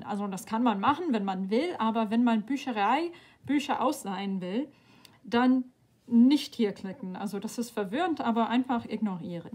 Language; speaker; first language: German; non-native, fluent; English